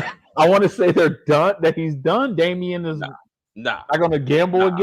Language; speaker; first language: English; native; English